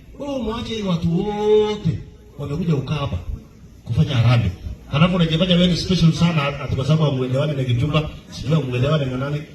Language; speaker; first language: Swahili; non-native, local second language; Kalenjin